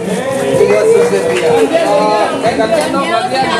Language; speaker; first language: Indonesian; native; Indonesian